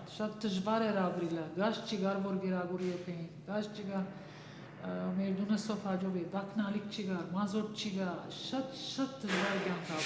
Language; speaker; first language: Armenian; early bilingual, heritage; Armenian